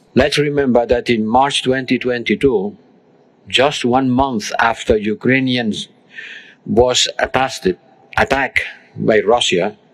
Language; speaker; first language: English; non-native, fluent; Spanish